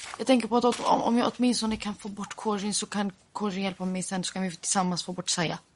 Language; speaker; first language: Swedish; early bilingual, other home language; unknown